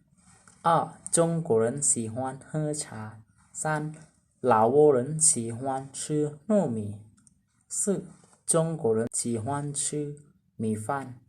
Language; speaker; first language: Chinese; non-native, fluent; Lao